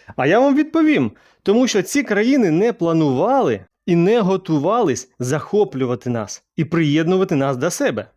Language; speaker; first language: Ukrainian; non-native, local second language; Russian